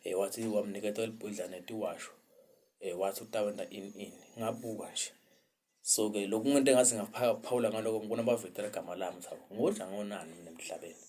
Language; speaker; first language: Zulu; non-native, local second language; Swati